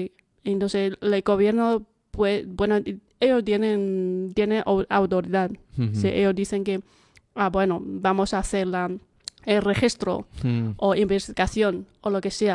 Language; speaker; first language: Spanish; non-native, fluent; Chinese